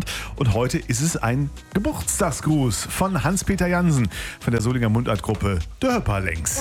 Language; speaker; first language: German; native; German